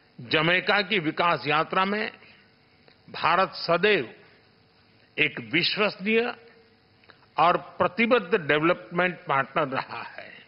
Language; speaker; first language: Hindi; non-native, local second language; Gujarati